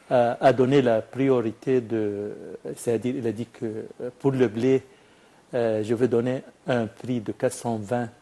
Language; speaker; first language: French; non-native, fluent; Arabic